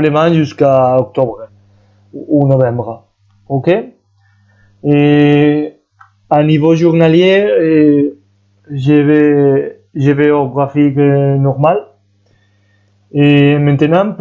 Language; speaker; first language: French; non-native, fluent; Spanish